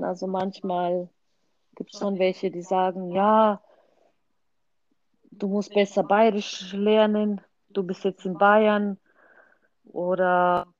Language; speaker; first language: German; non-native, fluent; Croatian